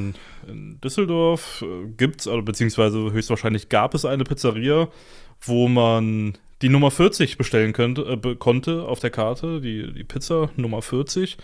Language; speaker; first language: German; native; German